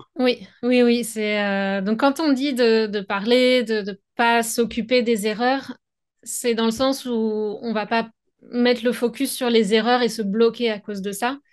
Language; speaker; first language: French; native; French